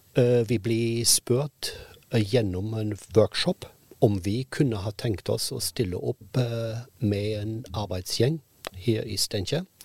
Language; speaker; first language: Norwegian; non-native, fluent; German